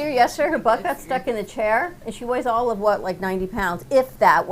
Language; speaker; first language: English; native; English